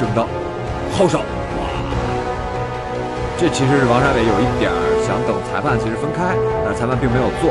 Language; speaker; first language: Chinese; native; Chinese